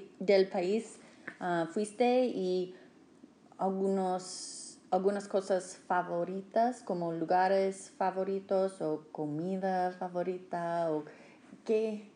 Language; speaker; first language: Spanish; non-native, fluent; English